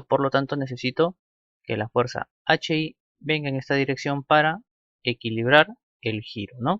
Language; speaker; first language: Spanish; native; Spanish